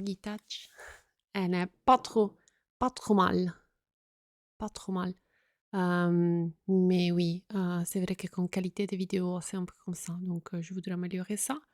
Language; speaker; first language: French; non-native, fluent; Italian